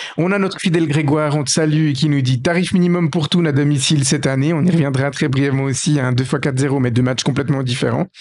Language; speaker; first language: French; native; French